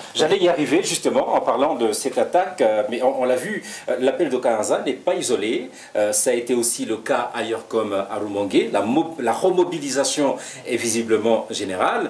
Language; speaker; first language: French; non-native, local second language; Rundi